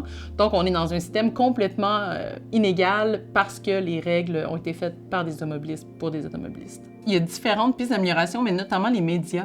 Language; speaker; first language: French; native; French